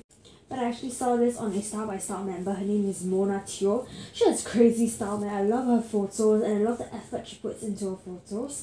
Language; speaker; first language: English; native; English